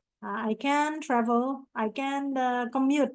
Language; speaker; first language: English; non-native, fluent; Indonesian